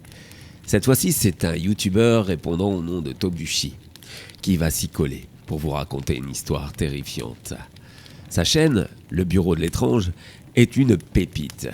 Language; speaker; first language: French; native; French